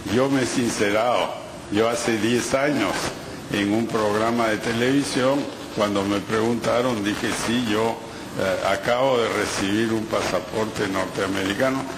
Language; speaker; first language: Spanish; native; Spanish